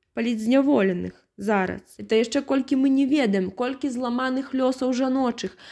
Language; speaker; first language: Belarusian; non-native, local second language; Russian